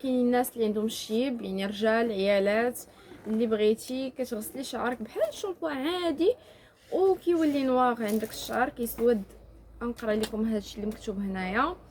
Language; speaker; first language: Arabic; native; Arabic